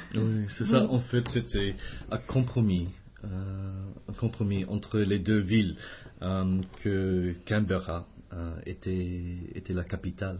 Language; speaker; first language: French; non-native, fluent; English